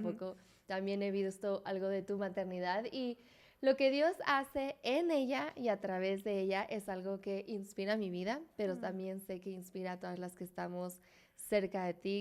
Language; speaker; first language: Spanish; native; Spanish